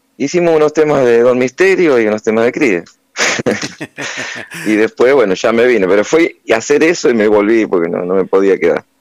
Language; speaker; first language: Spanish; native; Spanish